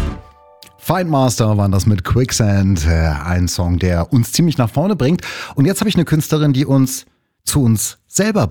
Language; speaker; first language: German; native; German